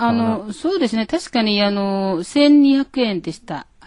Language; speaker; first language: Japanese; non-native, fluent; Chinese